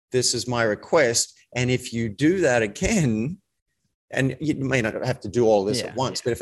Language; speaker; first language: English; native; English